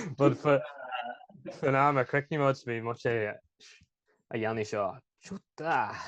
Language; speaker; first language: Irish; native; Irish